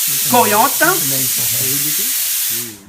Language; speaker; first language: English; non-native, learner; Réunion Creole French